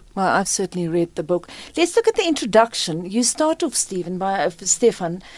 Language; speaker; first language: English; non-native, local second language; Afrikaans